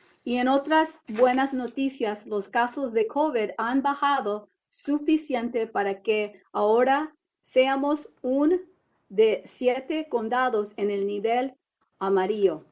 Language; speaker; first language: Spanish; early bilingual, heritage; Spanish